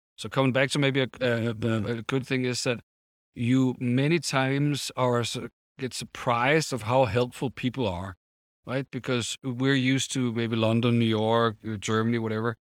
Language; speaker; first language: English; non-native, fluent; Danish